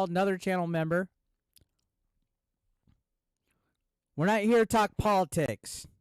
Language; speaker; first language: English; native; English